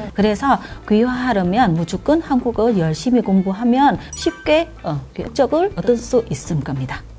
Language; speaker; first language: Korean; non-native, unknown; Vietnamese